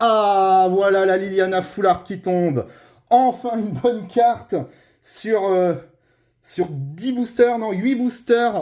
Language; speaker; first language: French; native; French